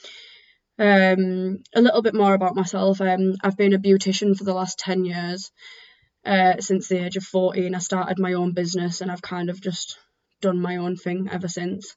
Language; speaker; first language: English; native; English